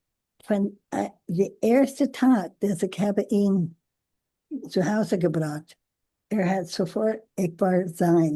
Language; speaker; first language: German; non-native, learner; English